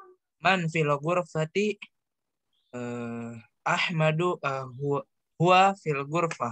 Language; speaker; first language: Arabic; non-native, learner; Indonesian